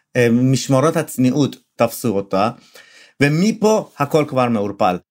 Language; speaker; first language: Hebrew; non-native, fluent; Persian